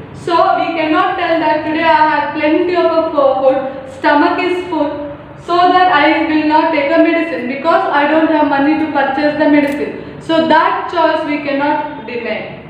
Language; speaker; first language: English; non-native, local second language; Kannada